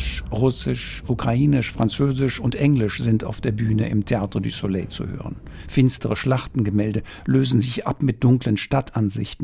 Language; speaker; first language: German; native; German